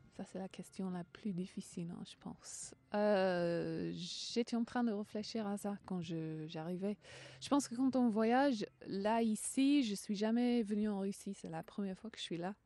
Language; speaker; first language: French; non-native, fluent; English